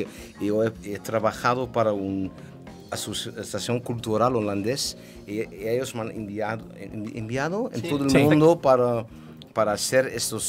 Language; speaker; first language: Spanish; non-native, learner; Dutch